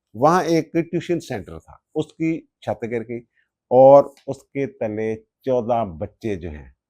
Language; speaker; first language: Urdu; non-native, local second language; Punjabi